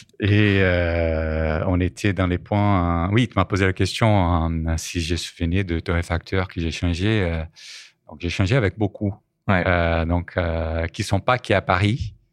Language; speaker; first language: French; non-native, fluent; Portuguese